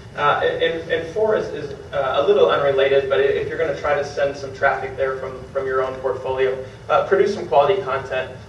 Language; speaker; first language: English; native; English